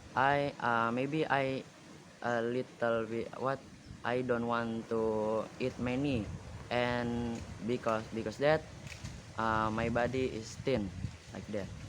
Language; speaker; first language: English; non-native, learner; Indonesian